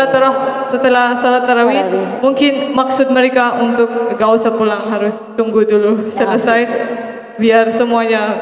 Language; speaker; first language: Indonesian; non-native, fluent; Maranao